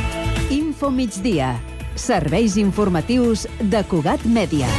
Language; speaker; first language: Catalan; native; Catalan